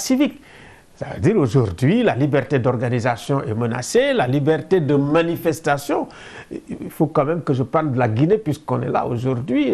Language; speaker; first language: French; non-native, local second language; Wolof